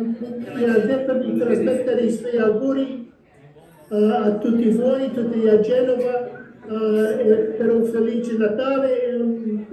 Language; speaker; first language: Italian; early bilingual, heritage; Spanish